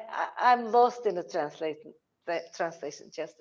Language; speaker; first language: English; non-native, learner; Turkish